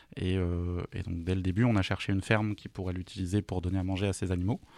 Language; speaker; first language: French; native; French